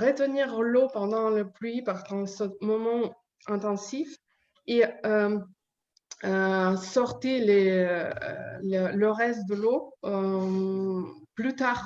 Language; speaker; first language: French; non-native, learner; Ukrainian